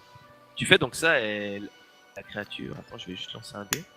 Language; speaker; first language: French; native; French